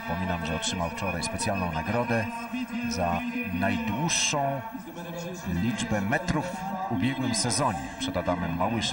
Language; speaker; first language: Polish; native; Polish